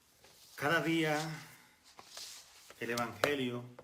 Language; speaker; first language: Spanish; native; Spanish